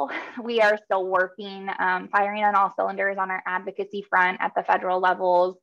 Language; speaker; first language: English; native; English